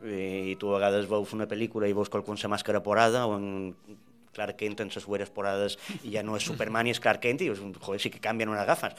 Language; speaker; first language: Catalan; native; Catalan